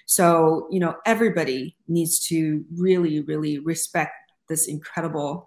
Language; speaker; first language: English; non-native, fluent; Chinese